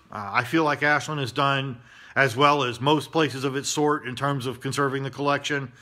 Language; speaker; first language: English; native; English